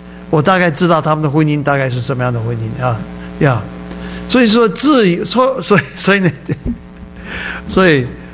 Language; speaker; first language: Chinese; native; Chinese